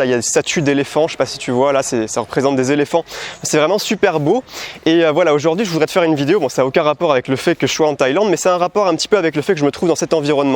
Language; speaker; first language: French; native; French